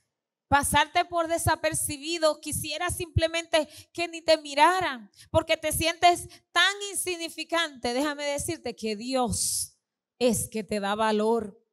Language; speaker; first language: Spanish; native; Spanish